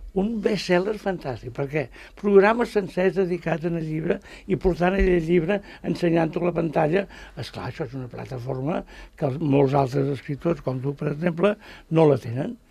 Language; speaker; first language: Catalan; native; Catalan